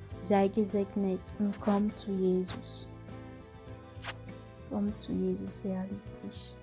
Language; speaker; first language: German; non-native, fluent; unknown